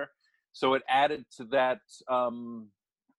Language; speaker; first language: English; native; English